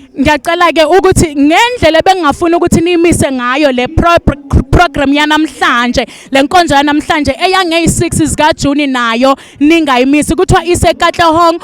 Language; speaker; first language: Zulu; native; Zulu